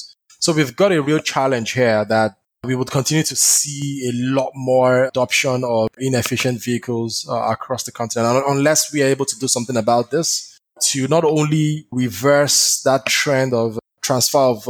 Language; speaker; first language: English; non-native, local second language; Yoruba